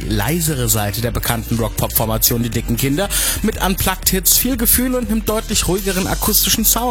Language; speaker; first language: German; native; German